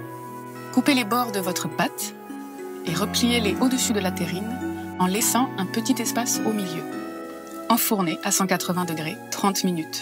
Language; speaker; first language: French; native; French